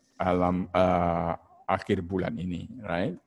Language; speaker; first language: Indonesian; native; Indonesian